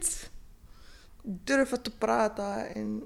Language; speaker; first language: Dutch; non-native, learner; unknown